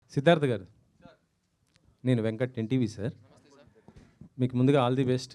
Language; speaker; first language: Telugu; native; Telugu